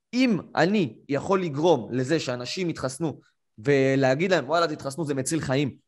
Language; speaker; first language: Hebrew; native; Hebrew